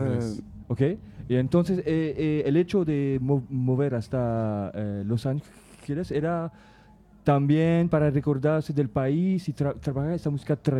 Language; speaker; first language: Spanish; non-native, fluent; French